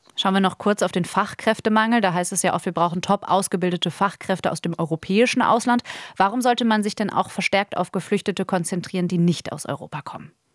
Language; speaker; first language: German; native; German